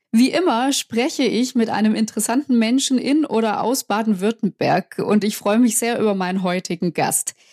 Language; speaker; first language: German; native; German